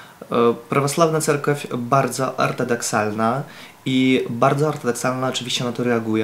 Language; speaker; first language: Polish; non-native, fluent; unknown